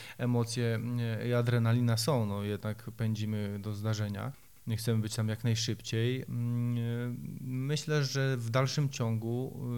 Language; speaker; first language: Polish; native; Polish